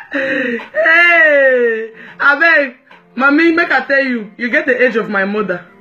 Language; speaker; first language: English; non-native, local second language; French